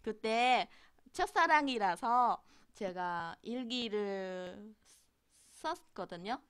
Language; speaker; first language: Korean; non-native, learner; Vietnamese